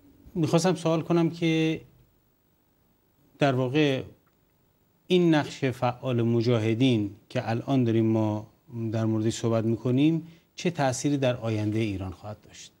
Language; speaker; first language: Persian; native; Persian